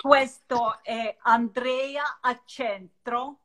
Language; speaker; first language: Italian; non-native, learner; Russian